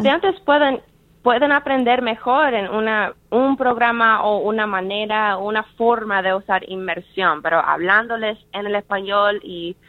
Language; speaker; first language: Spanish; non-native, fluent; English